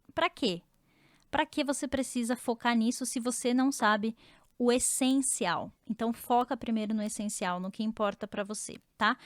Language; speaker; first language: Portuguese; native; Portuguese